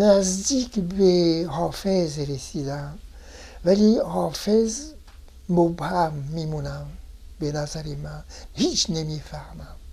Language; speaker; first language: Persian; non-native, fluent; French